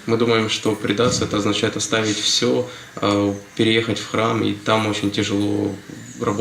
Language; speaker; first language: Russian; native; Russian